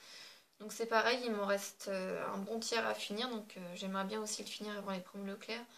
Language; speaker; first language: French; native; French